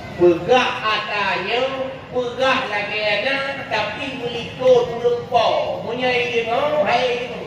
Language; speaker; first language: Malay; non-native, local second language; Achinese